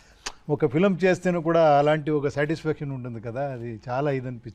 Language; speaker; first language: Telugu; non-native, local second language; Kannada